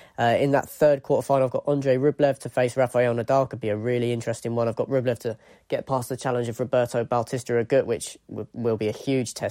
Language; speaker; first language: English; native; English